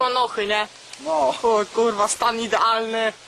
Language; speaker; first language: Polish; native; Polish